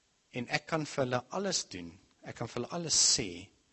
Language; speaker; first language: Afrikaans; non-native, local second language; English